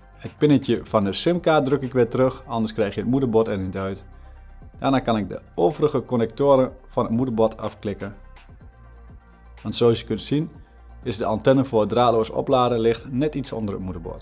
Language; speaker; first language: Dutch; native; Dutch